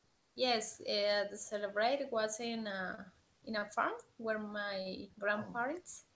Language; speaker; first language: English; non-native, learner; Spanish